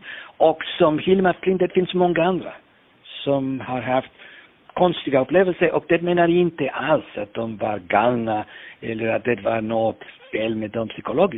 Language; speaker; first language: Swedish; non-native, fluent; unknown